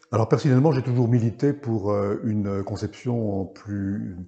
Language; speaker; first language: French; native; French